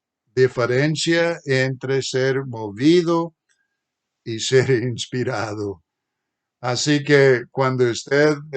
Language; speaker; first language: Spanish; non-native, fluent; English